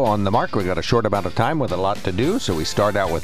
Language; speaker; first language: English; native; English